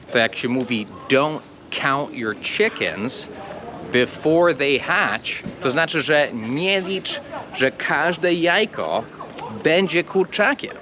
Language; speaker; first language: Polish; non-native, fluent; English